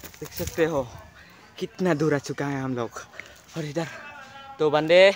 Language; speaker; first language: Hindi; non-native, local second language; Assamese